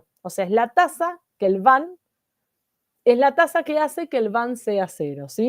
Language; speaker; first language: Spanish; native; Spanish